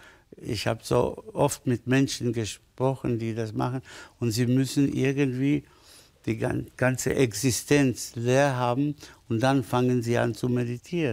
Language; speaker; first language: German; non-native, fluent; Spanish